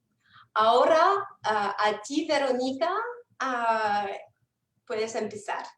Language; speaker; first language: Spanish; non-native, fluent; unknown